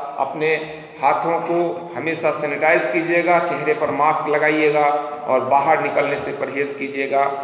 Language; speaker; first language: Urdu; native; Urdu